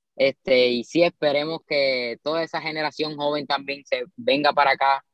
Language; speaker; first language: Spanish; native; Spanish